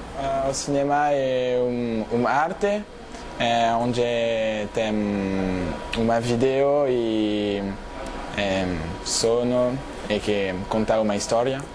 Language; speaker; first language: Portuguese; non-native, learner; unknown